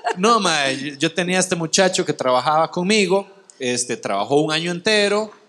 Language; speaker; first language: Spanish; native; Spanish